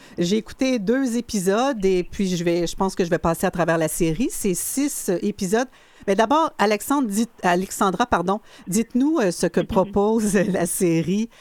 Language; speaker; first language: French; native; French